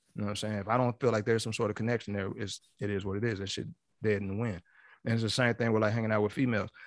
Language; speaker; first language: English; native; English